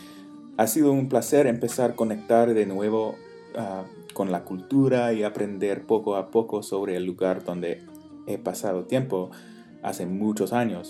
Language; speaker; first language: Spanish; non-native, fluent; English